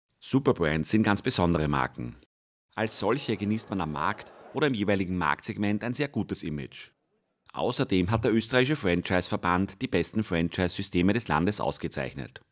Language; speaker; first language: German; native; German